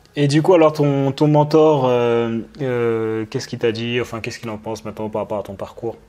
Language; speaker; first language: French; native; French